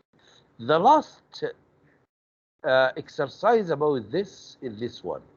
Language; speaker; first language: English; non-native, fluent; Arabic